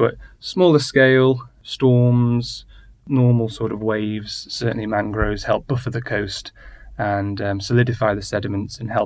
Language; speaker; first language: English; native; English